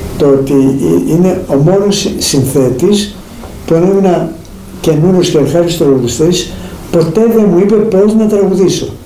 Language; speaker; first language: Greek; early bilingual, heritage; Greek